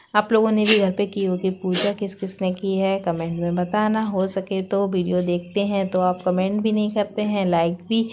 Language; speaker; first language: Hindi; native; Hindi